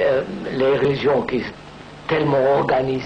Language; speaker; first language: French; non-native, fluent; Telugu